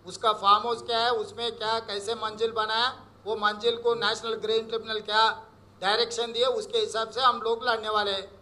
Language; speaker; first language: Hindi; non-native, local second language; Telugu